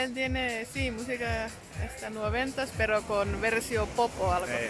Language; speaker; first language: Spanish; non-native, learner; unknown